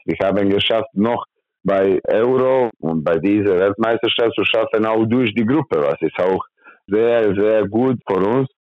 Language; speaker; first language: German; non-native, learner; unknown